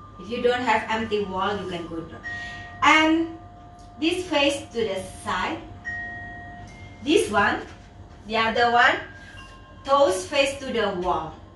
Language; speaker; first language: English; non-native, learner; Indonesian